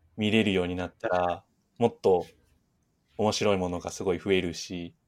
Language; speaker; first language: Japanese; native; Japanese